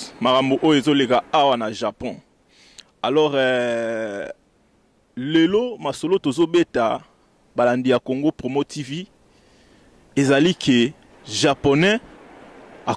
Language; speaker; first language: Lingala; native; Lingala